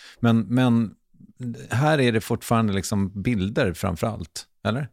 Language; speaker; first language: Swedish; native; Swedish